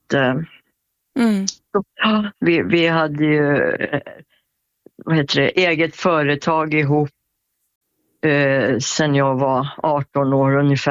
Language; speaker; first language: Swedish; native; Swedish